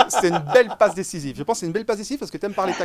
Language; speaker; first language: French; native; French